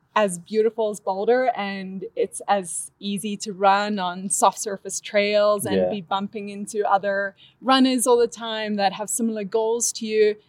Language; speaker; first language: English; native; English